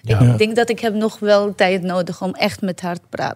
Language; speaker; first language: Dutch; non-native, learner; Arabic